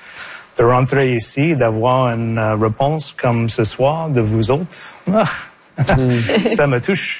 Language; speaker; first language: French; non-native, local second language; English